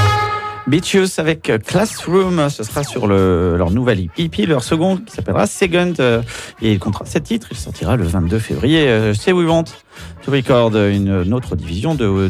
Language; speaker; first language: French; native; French